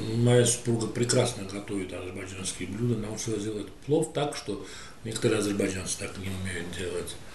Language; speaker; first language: Russian; non-native, local second language; Azerbaijani